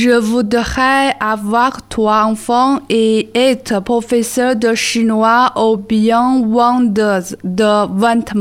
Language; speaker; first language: French; non-native, learner; Chinese